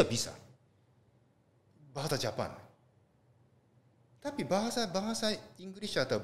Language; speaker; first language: Indonesian; non-native, learner; Japanese